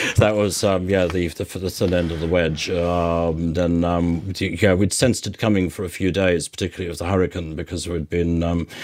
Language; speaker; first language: English; native; English